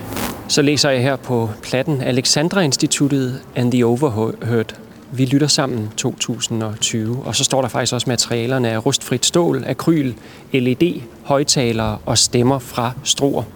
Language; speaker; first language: Danish; native; Danish